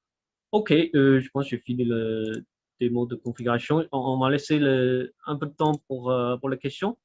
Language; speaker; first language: French; non-native, fluent; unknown